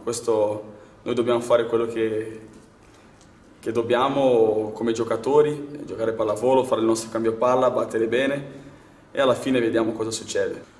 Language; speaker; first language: Italian; non-native, fluent; Portuguese